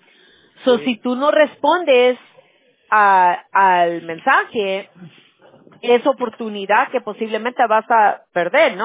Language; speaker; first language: Spanish; early bilingual, heritage; Spanish